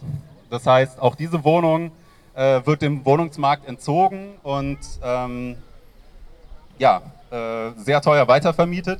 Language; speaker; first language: German; native; German